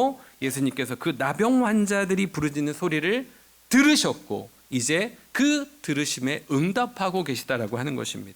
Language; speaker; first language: Korean; native; Korean